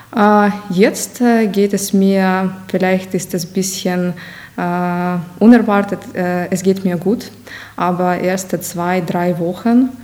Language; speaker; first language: German; non-native, fluent; Ukrainian